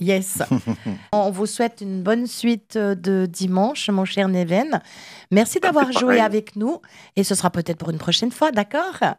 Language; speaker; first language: French; native; French